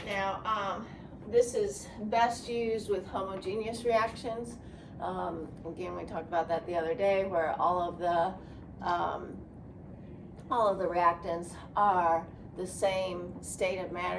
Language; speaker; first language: English; native; English